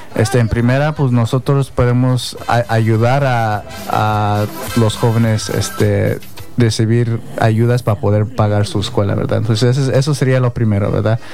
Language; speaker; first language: Spanish; early bilingual, heritage; Spanish